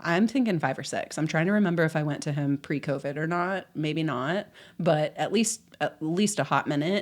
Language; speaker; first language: English; native; English